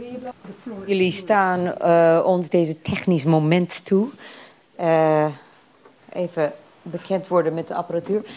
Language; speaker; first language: Dutch; non-native, fluent; English